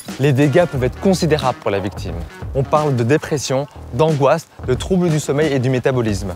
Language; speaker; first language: French; early bilingual, other home language; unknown